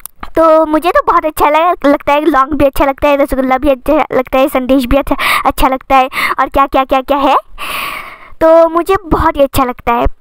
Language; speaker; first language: Hindi; non-native, local second language; Bangla